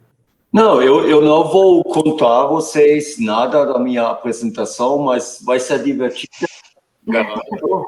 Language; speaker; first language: Portuguese; non-native, fluent; German